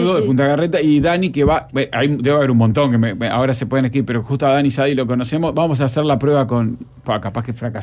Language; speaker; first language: Spanish; native; Spanish